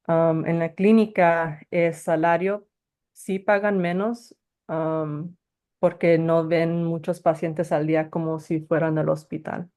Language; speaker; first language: Spanish; early bilingual, heritage; Spanish